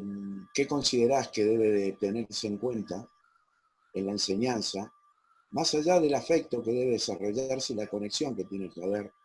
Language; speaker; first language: Spanish; native; Spanish